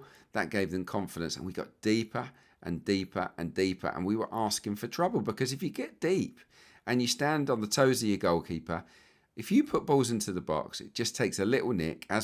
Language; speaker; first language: English; native; English